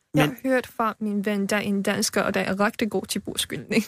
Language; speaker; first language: Danish; non-native, fluent; Chinese